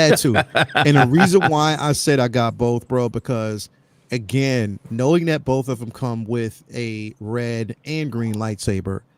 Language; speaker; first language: English; native; English